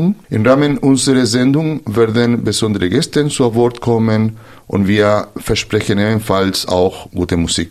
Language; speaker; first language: German; non-native, fluent; Spanish